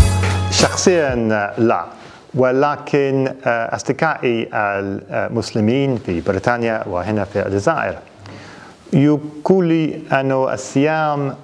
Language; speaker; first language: Arabic; non-native, fluent; English